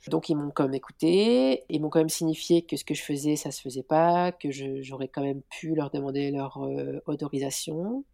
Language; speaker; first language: French; native; French